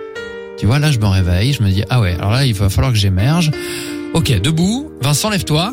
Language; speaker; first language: French; native; French